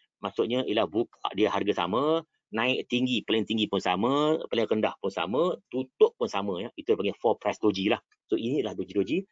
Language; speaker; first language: Malay; native; Malay